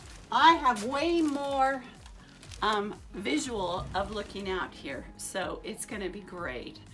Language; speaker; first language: English; native; English